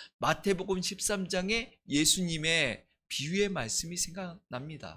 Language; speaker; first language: Korean; native; Korean